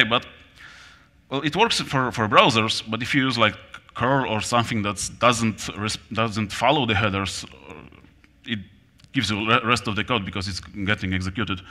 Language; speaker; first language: English; non-native, fluent; Polish